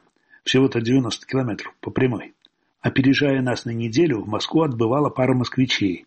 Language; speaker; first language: Russian; native; Russian